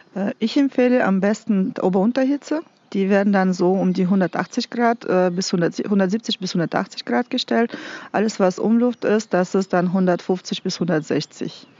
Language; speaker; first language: German; non-native, fluent; Russian